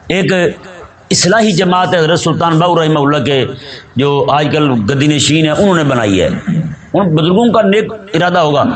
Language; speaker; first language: Urdu; non-native, local second language; Punjabi